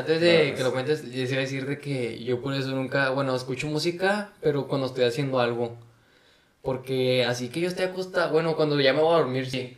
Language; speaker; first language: Spanish; native; Spanish